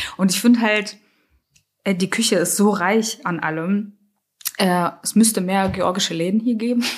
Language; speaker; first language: German; early bilingual, other home language; Russian